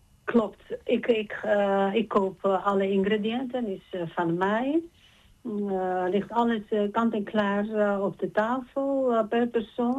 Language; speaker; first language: Dutch; non-native, learner; Georgian